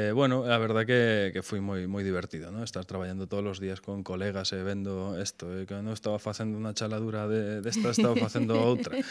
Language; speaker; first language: Galician; non-native, local second language; Spanish